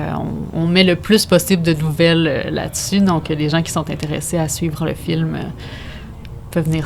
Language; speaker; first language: French; native; French